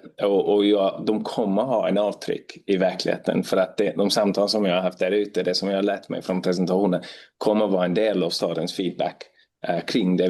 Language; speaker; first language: Swedish; non-native, fluent; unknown